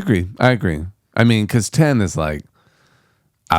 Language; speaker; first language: English; native; English